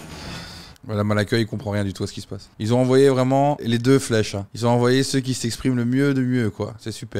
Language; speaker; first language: French; native; French